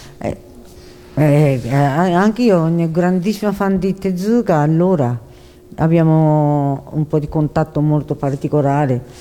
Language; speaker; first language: Italian; non-native, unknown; Japanese